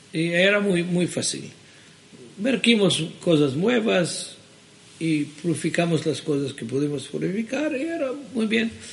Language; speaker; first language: Spanish; early bilingual, heritage; Spanish